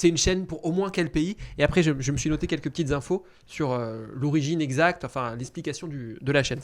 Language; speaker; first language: French; native; French